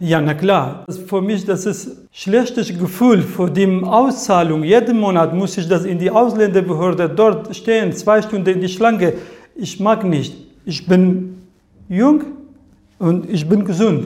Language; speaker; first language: German; non-native, learner; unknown